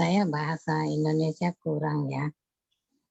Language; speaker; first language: Indonesian; non-native, local second language; Chinese